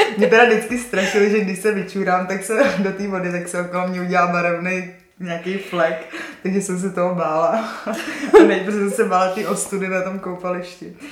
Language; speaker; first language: Czech; native; Czech